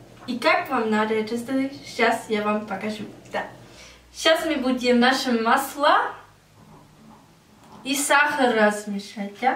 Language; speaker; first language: Russian; early bilingual, heritage; German